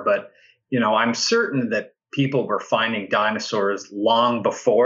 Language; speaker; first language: English; native; English